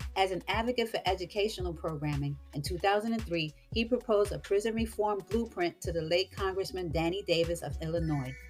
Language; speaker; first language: English; native; English